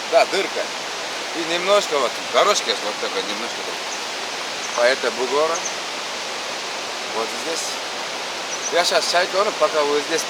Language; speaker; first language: Russian; non-native, local second language; Kyrgyz